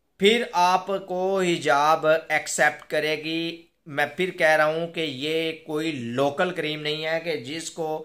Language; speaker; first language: Urdu; non-native, local second language; Punjabi